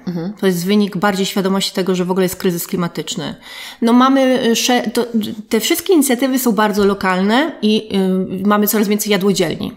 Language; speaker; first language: Polish; native; Polish